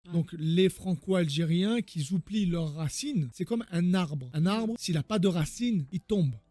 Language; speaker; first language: French; native; French